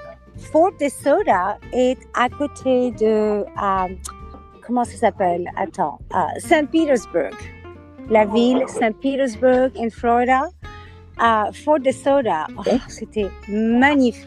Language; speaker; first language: French; non-native, learner; English